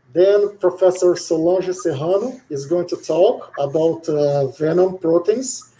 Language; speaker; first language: English; non-native, fluent; Portuguese